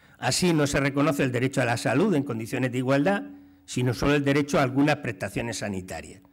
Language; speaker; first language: Spanish; native; Spanish